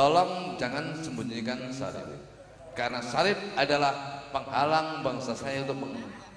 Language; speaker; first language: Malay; non-native, local second language; Javanese